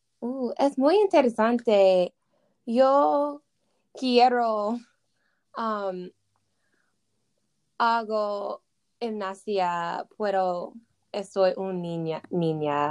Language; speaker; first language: Spanish; non-native, learner; English